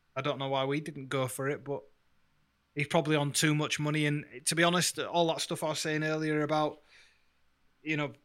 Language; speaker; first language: English; native; English